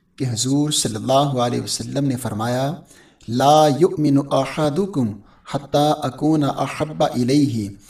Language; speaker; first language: Urdu; native; Urdu